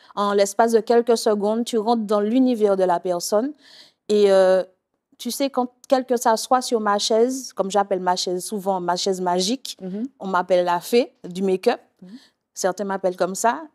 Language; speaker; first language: French; native; French